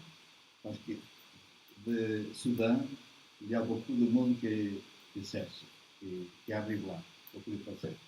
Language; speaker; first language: French; non-native, learner; Portuguese